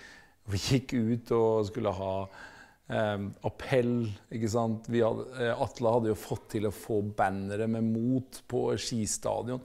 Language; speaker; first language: Norwegian; native; Norwegian